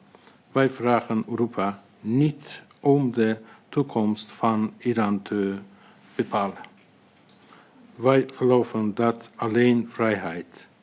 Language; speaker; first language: Dutch; non-native, fluent; Azerbaijani